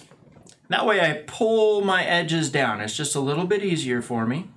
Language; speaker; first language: English; native; English